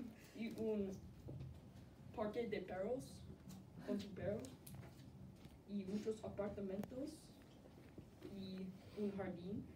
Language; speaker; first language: Spanish; non-native, learner; English